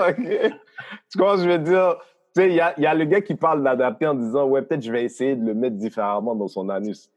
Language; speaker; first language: French; early bilingual, other home language; Haitian Creole